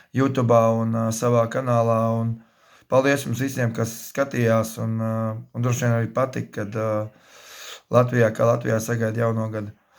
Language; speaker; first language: Latvian; native; Latvian